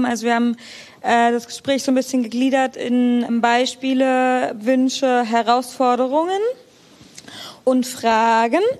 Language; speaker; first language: German; native; German